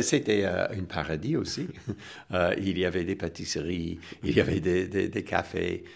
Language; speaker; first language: French; non-native, fluent; English